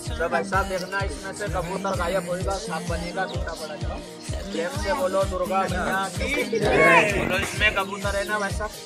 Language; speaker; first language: Hindi; non-native, local second language; Bangla